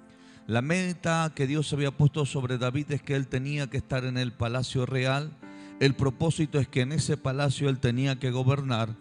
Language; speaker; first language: Spanish; native; Spanish